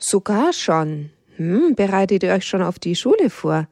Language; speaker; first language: German; native; German